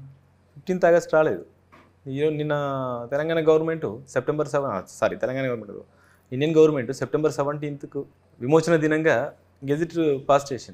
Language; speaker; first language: Telugu; native; Telugu